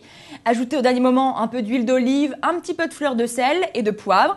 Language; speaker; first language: French; native; French